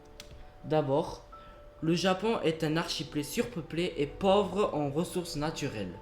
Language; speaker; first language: French; early bilingual, other home language; Japanese